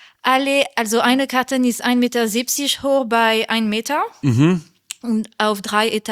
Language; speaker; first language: German; non-native, learner; French